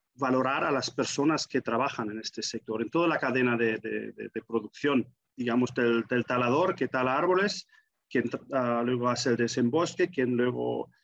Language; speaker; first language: Spanish; non-native, fluent; German